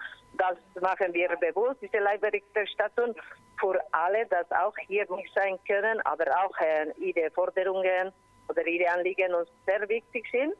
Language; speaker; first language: German; non-native, learner; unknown